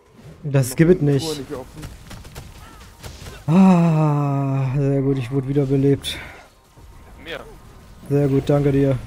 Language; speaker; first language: German; native; German